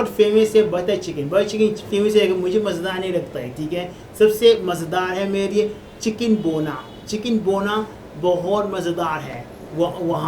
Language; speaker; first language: Hindi; non-native, learner; Arabic